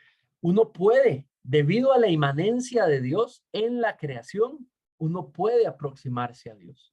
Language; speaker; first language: Spanish; native; Spanish